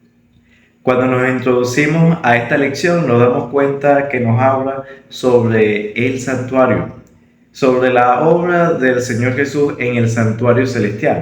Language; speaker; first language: Spanish; native; Spanish